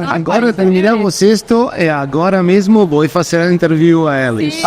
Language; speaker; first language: Portuguese; non-native, fluent; Spanish